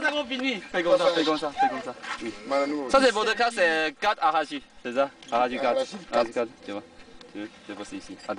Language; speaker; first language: French; non-native, learner; Chinese